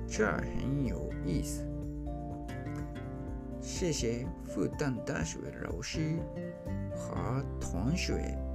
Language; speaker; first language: Chinese; non-native, learner; Japanese